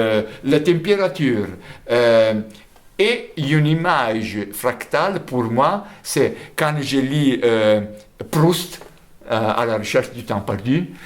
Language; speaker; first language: French; non-native, fluent; Italian